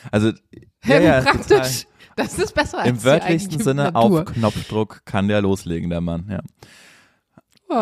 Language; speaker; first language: German; native; German